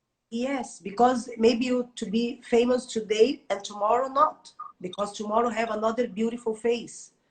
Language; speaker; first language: English; non-native, learner; Portuguese